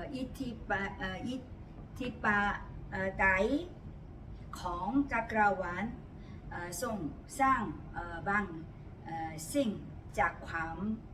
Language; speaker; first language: Thai; non-native, learner; Korean